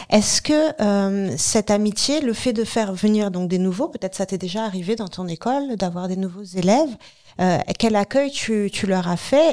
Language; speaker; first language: French; native; French